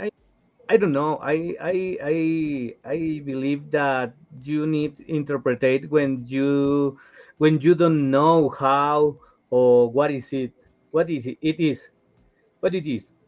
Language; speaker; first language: English; non-native, learner; Spanish